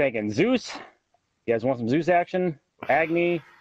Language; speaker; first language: English; native; English